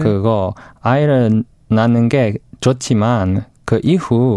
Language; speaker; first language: Korean; non-native, fluent; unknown